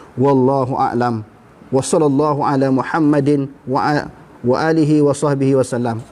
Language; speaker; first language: Malay; native; Malay